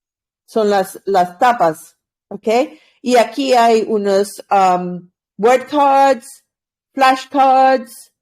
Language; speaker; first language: Spanish; non-native, learner; English